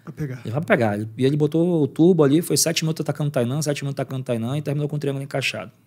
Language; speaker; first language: Portuguese; native; Portuguese